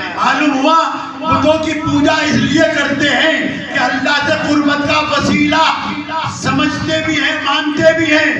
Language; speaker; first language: Urdu; non-native, local second language; Sindhi